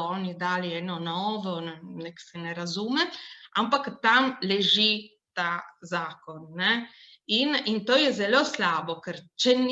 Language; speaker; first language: Slovenian; non-native, local second language; Italian